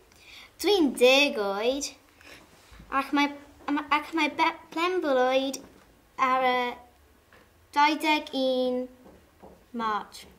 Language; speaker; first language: Welsh; non-native, learner; English